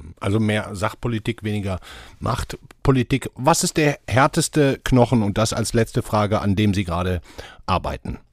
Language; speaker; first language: German; native; German